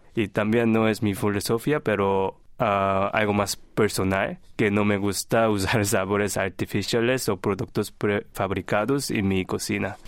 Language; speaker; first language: Spanish; non-native, fluent; Korean